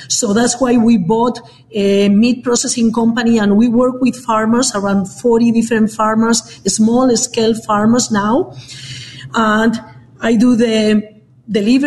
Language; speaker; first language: English; non-native, fluent; Spanish